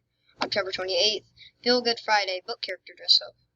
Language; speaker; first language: English; native; English